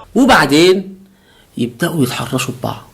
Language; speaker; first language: Arabic; native; Arabic